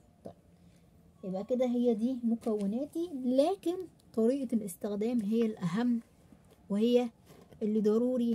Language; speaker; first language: Arabic; native; Arabic